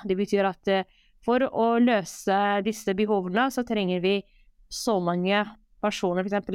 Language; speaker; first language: Norwegian; non-native, fluent; Arabic